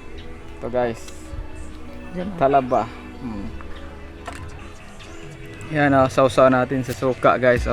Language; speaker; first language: Filipino; non-native, local second language; Cebuano